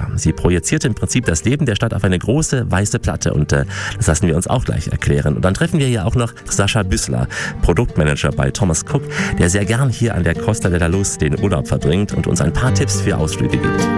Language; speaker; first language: German; native; German